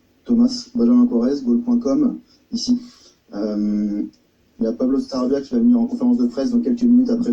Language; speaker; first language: French; native; French